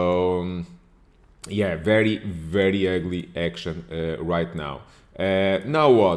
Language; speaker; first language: English; non-native, fluent; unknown